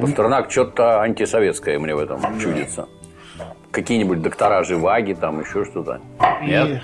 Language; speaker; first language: Russian; native; Russian